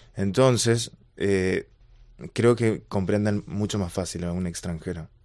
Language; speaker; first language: Spanish; native; Spanish